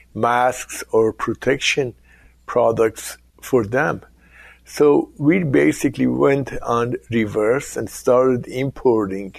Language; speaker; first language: English; non-native, fluent; Persian